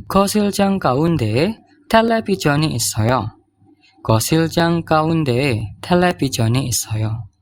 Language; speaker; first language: Korean; non-native, fluent; Indonesian